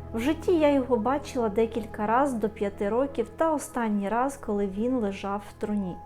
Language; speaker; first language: Ukrainian; native; Ukrainian